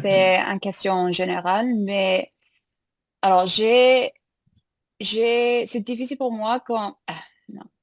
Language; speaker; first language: French; non-native, fluent; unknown